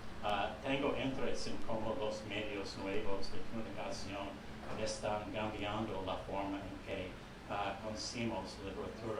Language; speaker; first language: Spanish; non-native, fluent; English